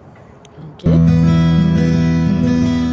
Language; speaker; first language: French; non-native, fluent; Greek